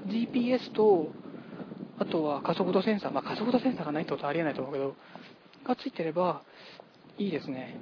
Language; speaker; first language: Japanese; native; Japanese